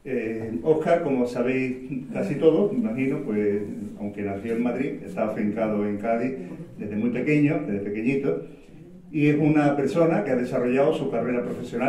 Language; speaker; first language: Spanish; native; Spanish